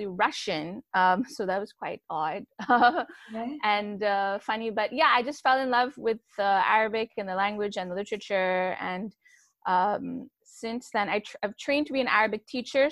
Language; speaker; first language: English; non-native, local second language; Urdu